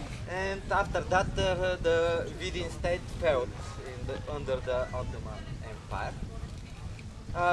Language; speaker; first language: English; non-native, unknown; Bulgarian